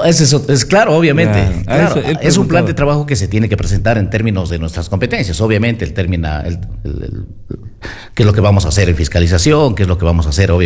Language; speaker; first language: Spanish; native; Spanish